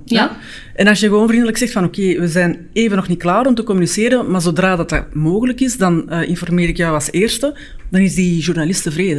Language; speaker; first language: Dutch; native; Dutch